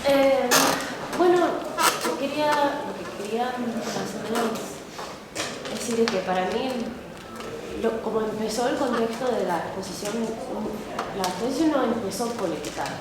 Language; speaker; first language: Spanish; non-native, fluent; English